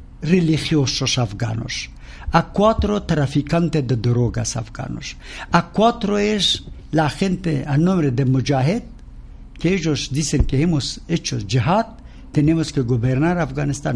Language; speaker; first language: Spanish; non-native, learner; Persian